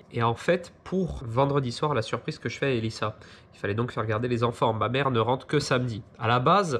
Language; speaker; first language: French; native; French